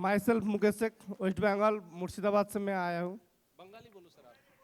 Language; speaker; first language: Hindi; non-native, local second language; Bangla